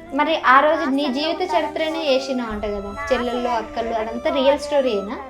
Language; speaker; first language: Telugu; native; Telugu